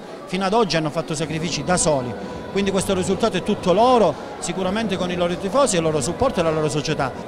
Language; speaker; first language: Italian; native; Italian